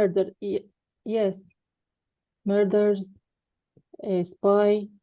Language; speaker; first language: English; non-native, learner; Arabic